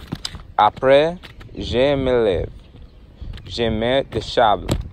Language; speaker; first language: French; non-native, learner; English